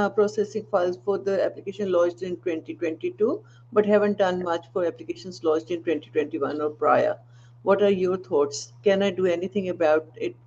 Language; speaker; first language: English; non-native, local second language; Punjabi